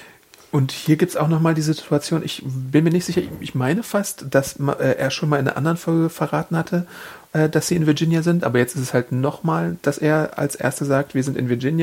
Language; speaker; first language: German; native; German